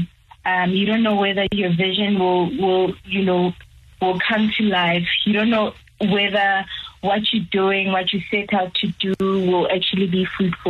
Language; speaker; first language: English; non-native, local second language; Tswana